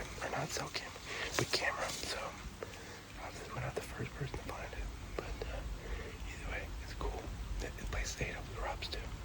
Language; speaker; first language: English; native; English